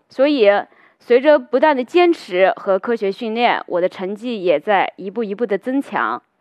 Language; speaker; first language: Chinese; native; Chinese